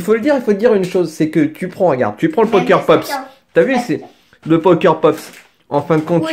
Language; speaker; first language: French; native; French